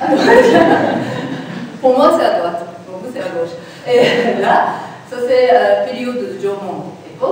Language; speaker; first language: French; non-native, learner; Japanese